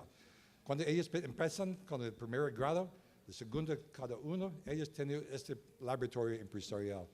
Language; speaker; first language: Spanish; non-native, learner; English